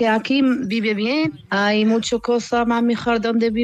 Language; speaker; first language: Spanish; non-native, learner; Arabic